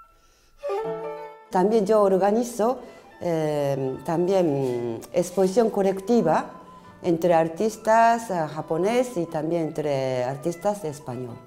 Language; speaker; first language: Spanish; non-native, learner; Japanese